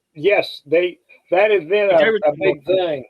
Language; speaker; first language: English; native; English